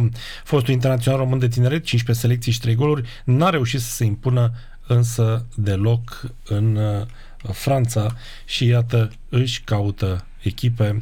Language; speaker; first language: Romanian; native; Romanian